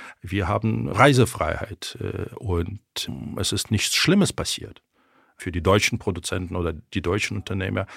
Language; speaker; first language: German; non-native, fluent; Ukrainian